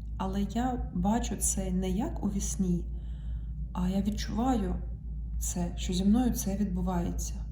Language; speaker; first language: Ukrainian; non-native, local second language; Russian